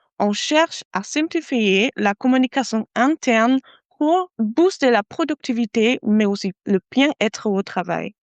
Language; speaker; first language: French; non-native, fluent; German